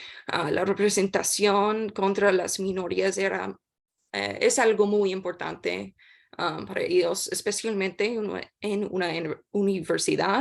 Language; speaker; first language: Spanish; non-native, learner; English